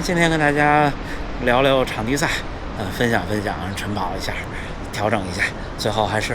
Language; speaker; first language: Chinese; native; Chinese